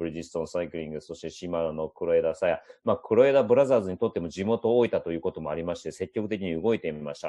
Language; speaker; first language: Japanese; native; Japanese